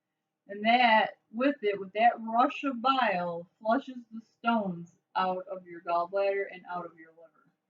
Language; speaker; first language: English; native; English